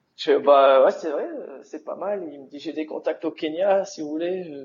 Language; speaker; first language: French; native; French